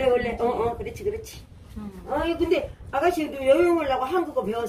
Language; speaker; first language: Korean; native; Korean